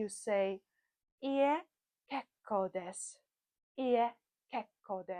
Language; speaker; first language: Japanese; non-native, fluent; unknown